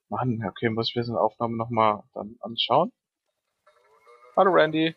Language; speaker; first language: German; native; German